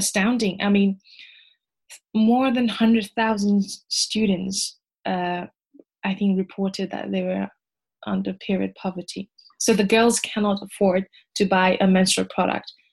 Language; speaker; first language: English; non-native, local second language; Nepali